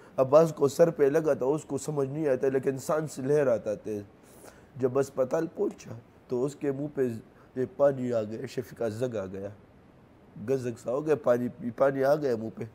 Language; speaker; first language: Urdu; non-native, local second language; Pashto